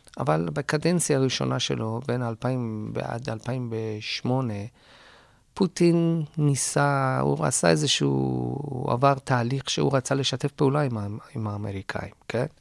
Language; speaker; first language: Hebrew; non-native, fluent; Persian